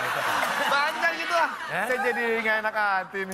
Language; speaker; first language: Indonesian; native; Indonesian